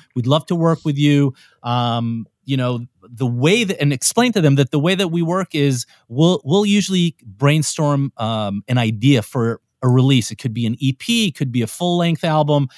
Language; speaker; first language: English; non-native, fluent; Hebrew